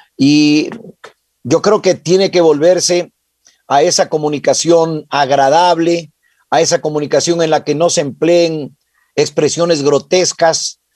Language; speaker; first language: Spanish; native; Spanish